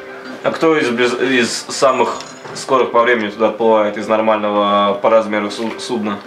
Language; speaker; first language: Russian; native; Russian